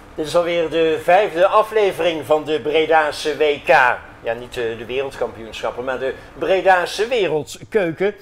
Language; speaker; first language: Dutch; native; Dutch